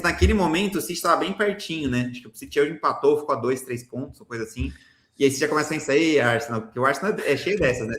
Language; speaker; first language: Portuguese; native; Portuguese